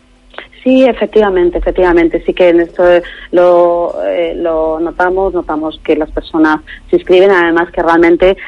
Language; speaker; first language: Spanish; native; Spanish